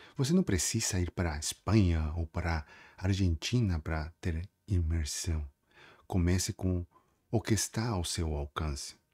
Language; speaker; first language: Portuguese; non-native, fluent; Spanish